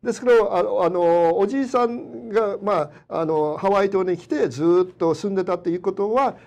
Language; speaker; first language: Japanese; native; Japanese